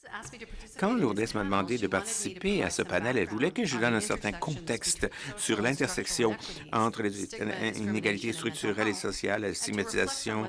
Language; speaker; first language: French; non-native, local second language; English